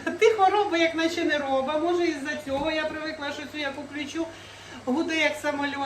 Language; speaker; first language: Ukrainian; native; Ukrainian